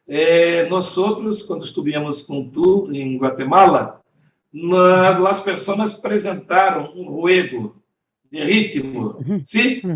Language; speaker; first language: Spanish; non-native, learner; Portuguese